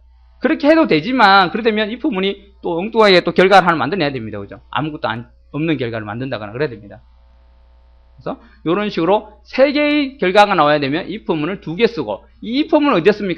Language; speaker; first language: Korean; native; Korean